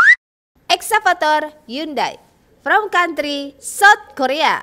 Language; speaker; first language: English; non-native, learner; Indonesian